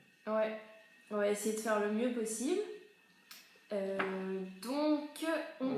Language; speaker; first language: French; native; French